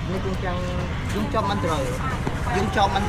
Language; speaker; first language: Korean; non-native, learner; Khmer